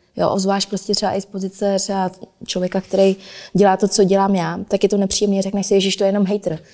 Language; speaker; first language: Czech; early bilingual, other home language; Vietnamese